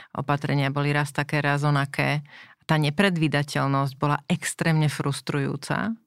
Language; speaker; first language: Slovak; native; Slovak